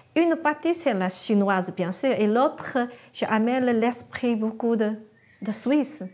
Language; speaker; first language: French; non-native, learner; Chinese